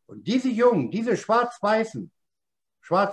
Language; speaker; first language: German; native; German